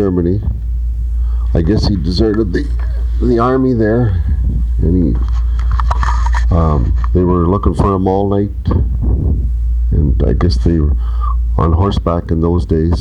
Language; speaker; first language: English; native; English